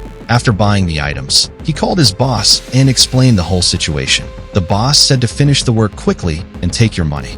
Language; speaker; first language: English; non-native, local second language; Hindi